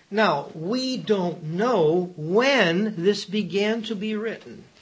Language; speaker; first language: English; native; English